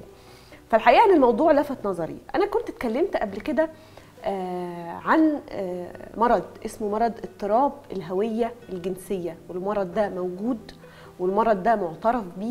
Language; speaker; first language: Arabic; native; Arabic